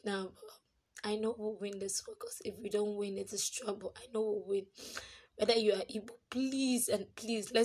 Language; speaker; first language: English; non-native, local second language; Yoruba